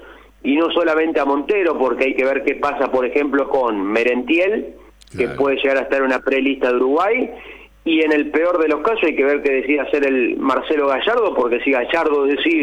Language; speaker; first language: Spanish; native; Spanish